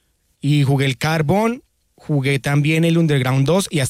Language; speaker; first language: Spanish; native; Spanish